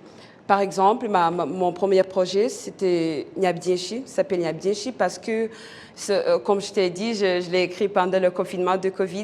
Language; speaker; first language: French; non-native, local second language; Kinyarwanda